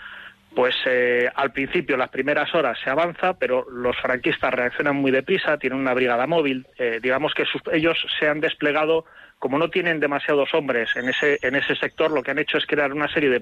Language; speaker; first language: Spanish; native; Spanish